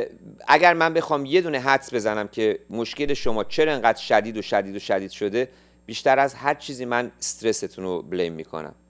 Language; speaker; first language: Persian; native; Persian